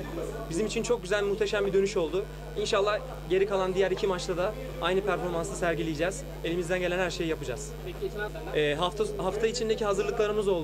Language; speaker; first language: Turkish; native; Turkish